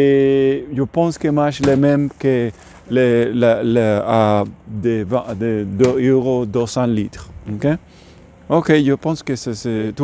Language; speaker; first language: French; non-native, learner; English